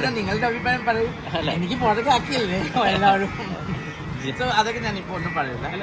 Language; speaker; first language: Malayalam; non-native, fluent; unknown